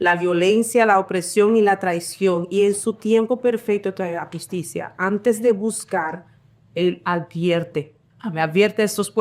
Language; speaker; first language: Spanish; early bilingual, heritage; Spanish